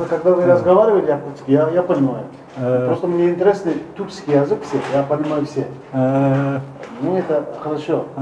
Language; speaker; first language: Russian; non-native, learner; Turkish